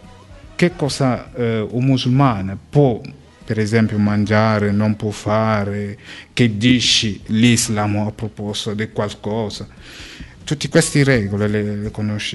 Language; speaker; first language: Italian; non-native, fluent; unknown